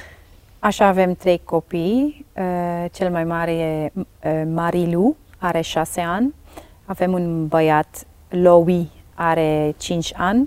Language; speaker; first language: Romanian; non-native, learner; Dutch